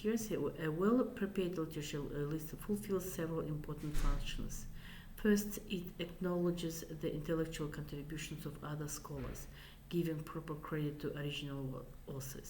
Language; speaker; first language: English; non-native, fluent; Kazakh